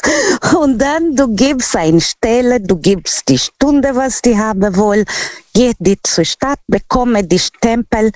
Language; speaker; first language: German; non-native, learner; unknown